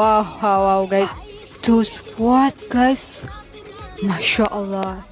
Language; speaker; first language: English; non-native, learner; Indonesian